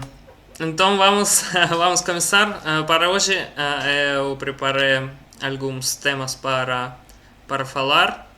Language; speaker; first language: Portuguese; non-native, learner; Russian